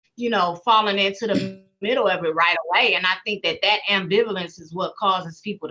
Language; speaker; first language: English; native; English